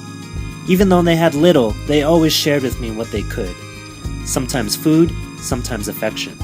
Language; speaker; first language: English; early bilingual, other home language; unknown